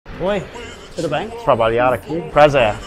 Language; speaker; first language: Portuguese; non-native, learner; English